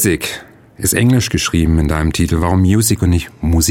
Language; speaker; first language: German; native; German